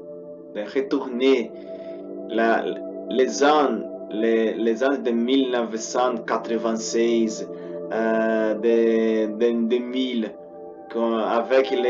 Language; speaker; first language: French; non-native, learner; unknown